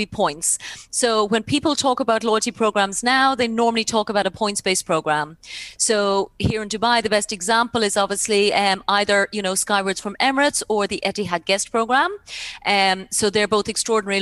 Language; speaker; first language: English; native; English